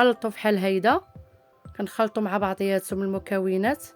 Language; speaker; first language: Arabic; native; Arabic